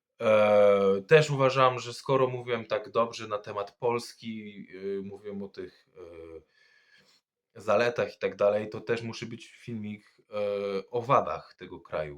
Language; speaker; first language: Polish; non-native, fluent; French